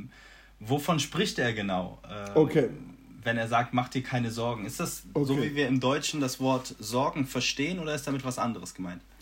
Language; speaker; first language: German; native; German